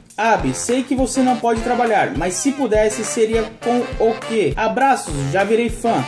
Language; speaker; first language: Portuguese; native; Portuguese